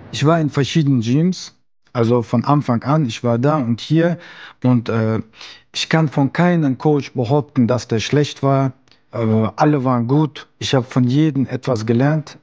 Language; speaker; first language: German; early bilingual, other home language; Russian